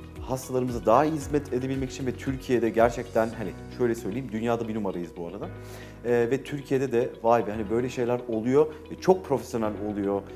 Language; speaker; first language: Turkish; early bilingual, heritage; Turkish